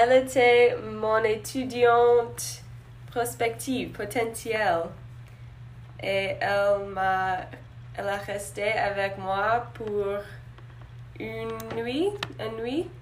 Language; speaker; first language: French; non-native, learner; English